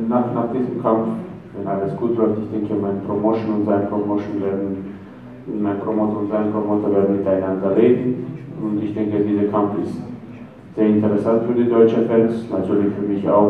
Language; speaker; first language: German; non-native, fluent; Armenian